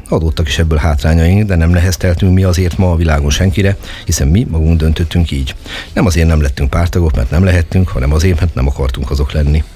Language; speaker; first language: Hungarian; native; Hungarian